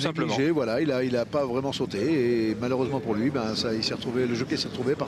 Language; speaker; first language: French; native; French